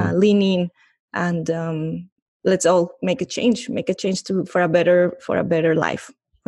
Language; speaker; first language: English; non-native, fluent; Spanish